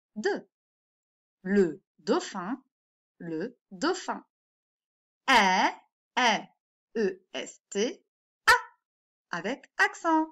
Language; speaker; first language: French; non-native, local second language; Arabic